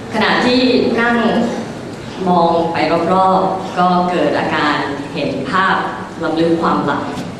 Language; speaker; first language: Thai; early bilingual, other home language; English